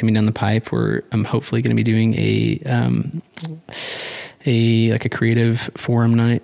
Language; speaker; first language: English; native; English